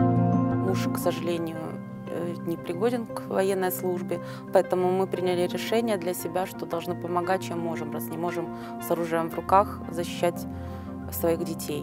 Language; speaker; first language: Russian; native; Russian